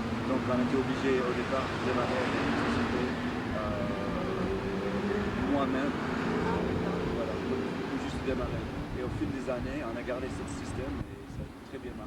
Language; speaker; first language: French; native; French